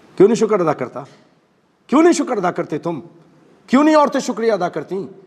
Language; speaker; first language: Urdu; native; Urdu